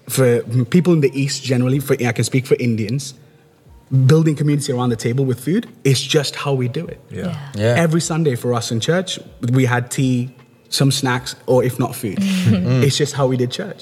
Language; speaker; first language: English; native; English